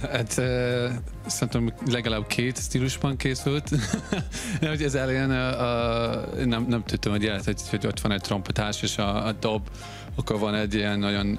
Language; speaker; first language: Hungarian; non-native, fluent; English